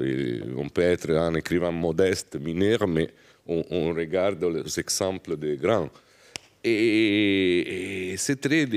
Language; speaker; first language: French; non-native, fluent; Italian